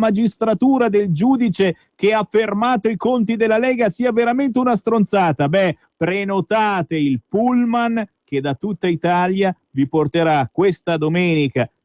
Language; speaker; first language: Italian; native; Italian